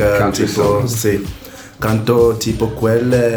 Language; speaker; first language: Italian; non-native, learner; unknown